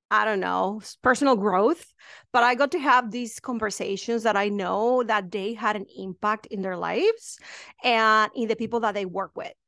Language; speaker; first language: English; non-native, fluent; Spanish